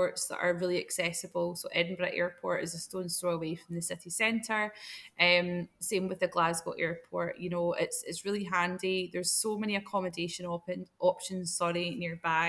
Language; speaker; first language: English; native; English